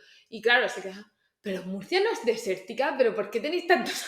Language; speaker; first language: Spanish; native; Spanish